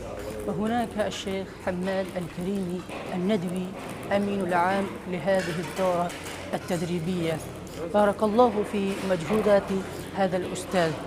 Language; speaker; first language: Arabic; non-native, fluent; Urdu